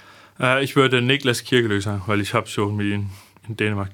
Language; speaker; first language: German; non-native, fluent; Danish